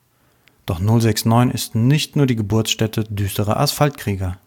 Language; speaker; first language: German; native; German